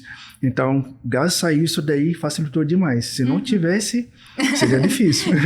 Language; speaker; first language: Portuguese; non-native, fluent; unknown